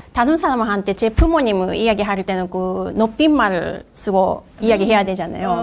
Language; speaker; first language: Korean; non-native, fluent; Japanese